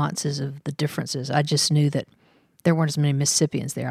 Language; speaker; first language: English; native; English